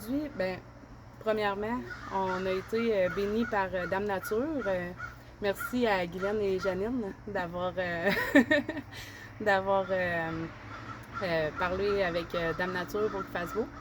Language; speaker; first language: French; native; French